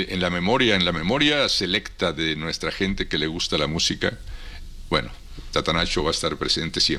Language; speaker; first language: Spanish; native; Spanish